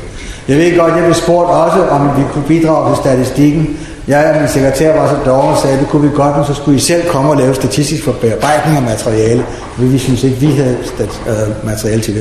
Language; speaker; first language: Danish; native; Danish